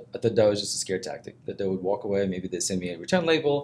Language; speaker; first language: English; non-native, fluent; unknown